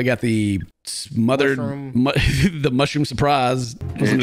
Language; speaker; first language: English; native; English